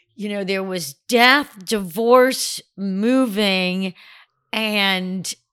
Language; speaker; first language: English; native; English